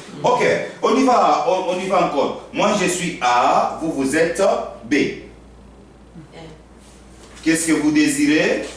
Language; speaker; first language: French; non-native, fluent; Korean